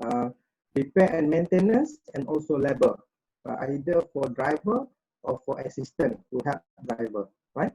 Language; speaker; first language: English; non-native, local second language; Malay